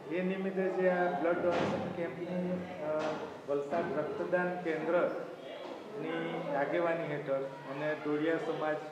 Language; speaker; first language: Gujarati; native; Gujarati